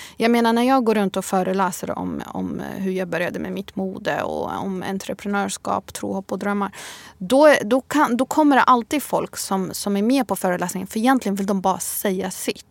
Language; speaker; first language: Swedish; early bilingual, other home language; Arabic